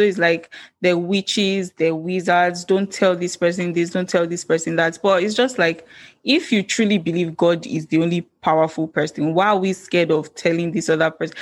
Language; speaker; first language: English; non-native, local second language; Yoruba